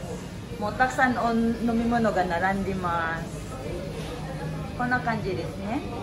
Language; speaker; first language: Japanese; non-native, learner; Cebuano